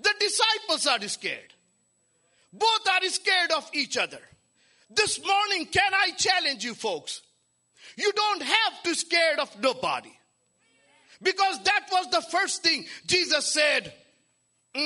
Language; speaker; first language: English; non-native, local second language; Hindi